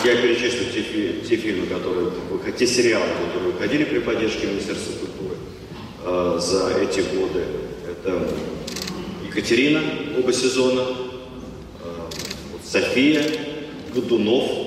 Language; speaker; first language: Russian; native; Russian